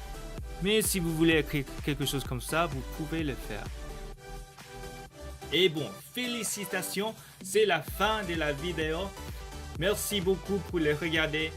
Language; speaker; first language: French; non-native, learner; Korean